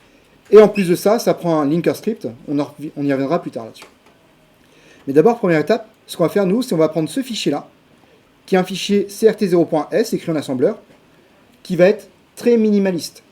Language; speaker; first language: French; native; French